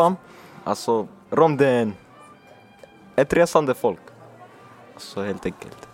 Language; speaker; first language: Swedish; early bilingual, other home language; Finnish